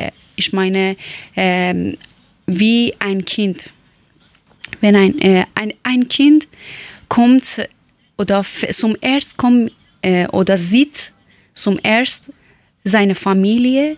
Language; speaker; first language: German; non-native, learner; Persian